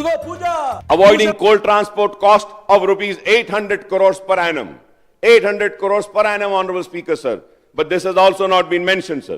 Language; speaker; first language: English; non-native, local second language; Urdu